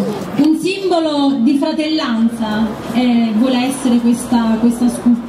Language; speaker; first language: Italian; native; Italian